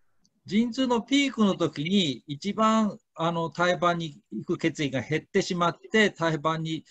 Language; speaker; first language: Japanese; native; Japanese